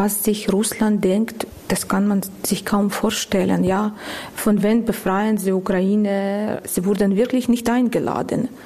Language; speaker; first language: German; non-native, fluent; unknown